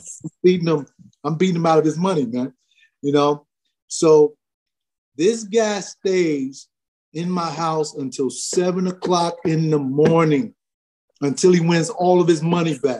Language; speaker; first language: English; native; English